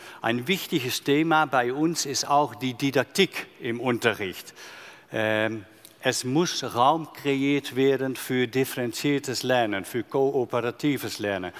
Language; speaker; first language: German; non-native, fluent; Dutch